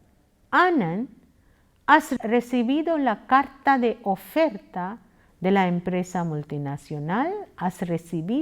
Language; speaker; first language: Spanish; non-native, fluent; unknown